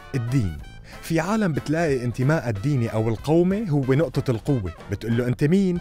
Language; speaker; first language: Arabic; native; Arabic